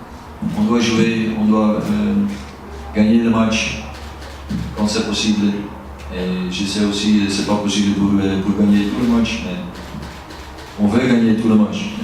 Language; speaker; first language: French; non-native, learner; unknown